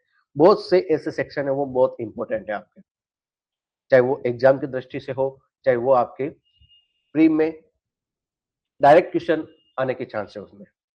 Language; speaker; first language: Hindi; native; Hindi